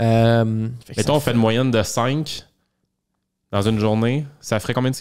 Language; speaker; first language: French; native; French